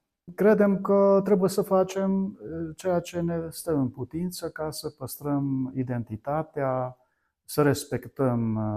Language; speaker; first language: Romanian; non-native, local second language; Hungarian